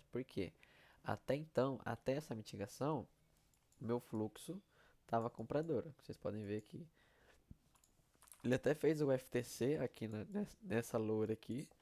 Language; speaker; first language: Portuguese; native; Portuguese